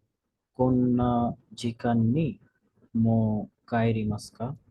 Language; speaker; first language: Japanese; non-native, learner; Bangla